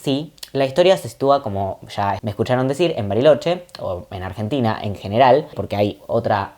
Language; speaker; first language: Spanish; native; Spanish